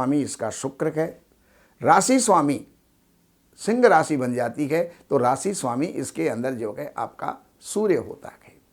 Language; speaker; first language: Hindi; native; Hindi